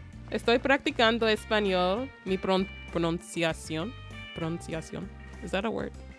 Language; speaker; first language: Spanish; non-native, learner; English